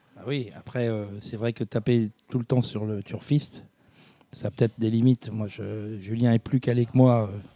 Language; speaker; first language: French; native; French